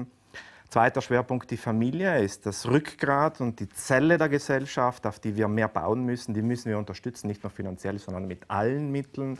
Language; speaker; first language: German; native; German